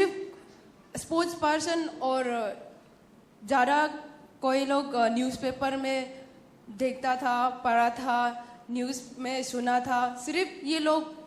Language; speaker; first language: Hindi; non-native, local second language; Manipuri